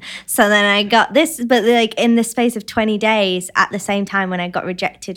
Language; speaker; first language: English; native; English